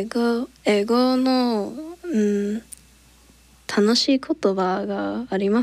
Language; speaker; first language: Japanese; non-native, learner; English